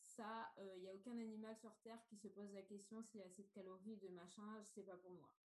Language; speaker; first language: French; native; French